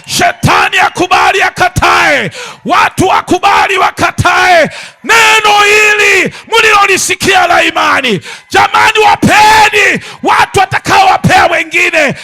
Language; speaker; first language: Swahili; native; Swahili